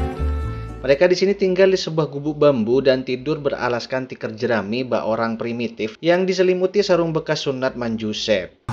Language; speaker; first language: Indonesian; native; Indonesian